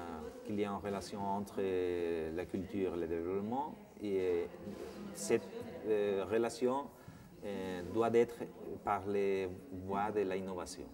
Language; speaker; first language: French; non-native, fluent; Spanish